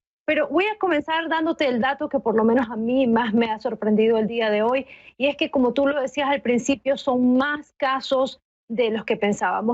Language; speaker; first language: Spanish; native; Spanish